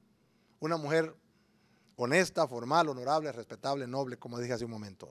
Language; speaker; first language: Spanish; native; Spanish